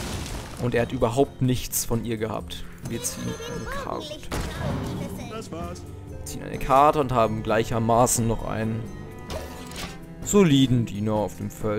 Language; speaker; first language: German; native; German